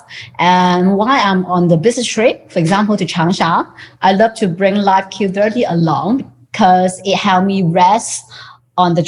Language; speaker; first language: English; non-native, fluent; Chinese